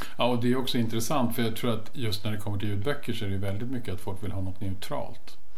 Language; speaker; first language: Swedish; native; Swedish